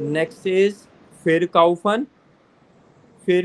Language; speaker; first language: German; non-native, fluent; Hindi